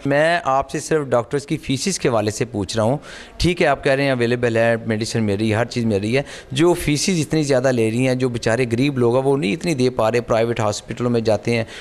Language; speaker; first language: Urdu; non-native, local second language; Punjabi